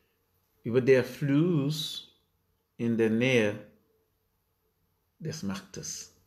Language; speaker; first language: German; non-native, learner; Wolof